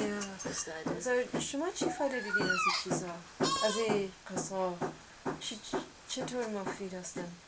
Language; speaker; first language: Persian; non-native, fluent; English